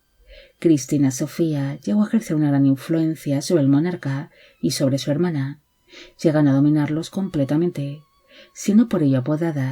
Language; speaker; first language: Spanish; native; Spanish